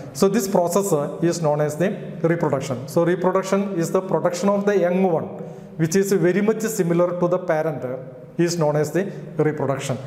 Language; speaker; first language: English; non-native, local second language; Marathi